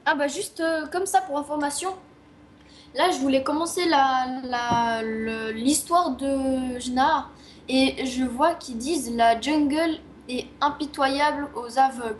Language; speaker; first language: French; native; French